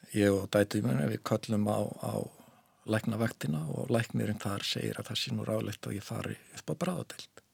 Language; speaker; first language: Icelandic; native; Icelandic